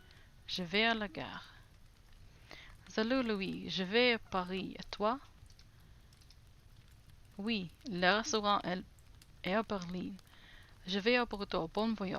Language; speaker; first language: French; non-native, learner; English